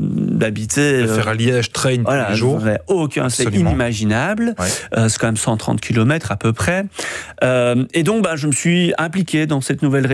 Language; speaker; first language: French; native; French